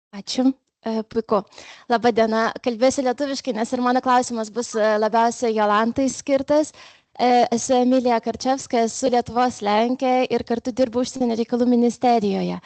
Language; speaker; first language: Lithuanian; non-native, local second language; Polish